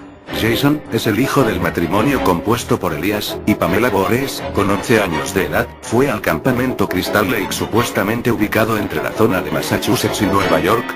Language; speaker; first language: Spanish; native; Spanish